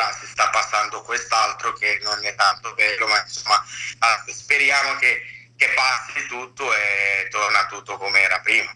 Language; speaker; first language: Italian; non-native, fluent; Romanian